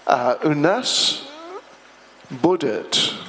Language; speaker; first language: Russian; non-native, learner; English